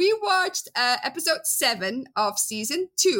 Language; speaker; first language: English; non-native, fluent; Dutch